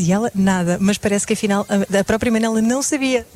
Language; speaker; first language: Portuguese; native; Portuguese